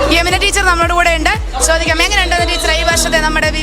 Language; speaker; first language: Malayalam; native; Malayalam